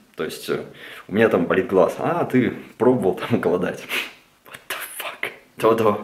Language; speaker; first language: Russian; early bilingual, heritage; Russian